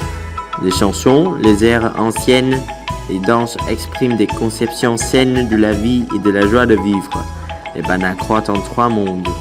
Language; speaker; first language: French; non-native, learner; Vietnamese